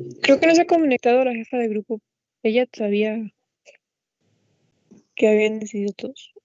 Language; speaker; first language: Spanish; native; Spanish